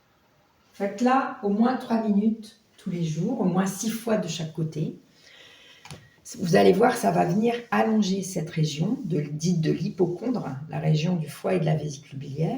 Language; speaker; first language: French; native; French